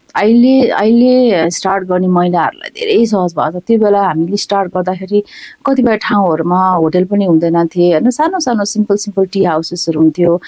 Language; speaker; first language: Nepali; non-native, local second language; Sherpa